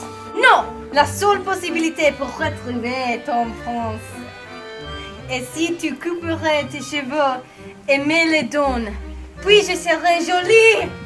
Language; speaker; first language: French; non-native, learner; English